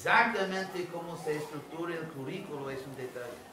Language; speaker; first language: Spanish; non-native, fluent; English